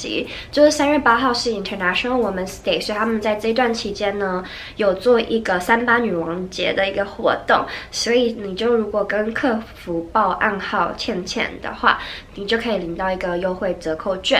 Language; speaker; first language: Chinese; native; Chinese